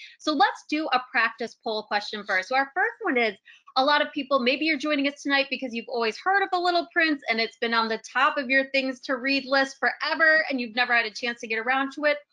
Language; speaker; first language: English; native; English